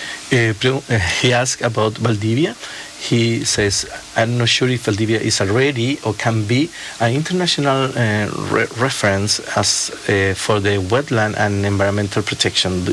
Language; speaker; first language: English; non-native, fluent; Spanish